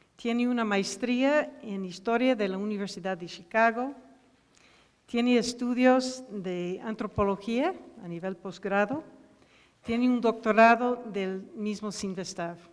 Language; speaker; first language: Spanish; non-native, fluent; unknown